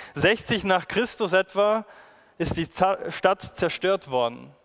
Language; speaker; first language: German; native; German